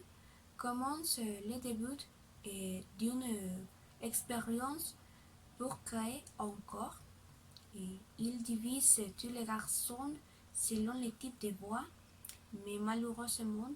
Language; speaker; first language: French; non-native, learner; Spanish